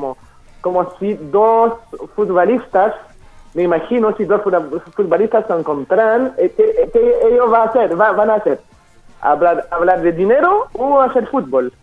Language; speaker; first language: Spanish; non-native, fluent; French